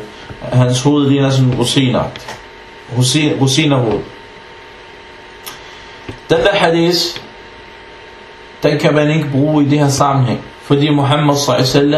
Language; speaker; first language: Danish; non-native, fluent; Arabic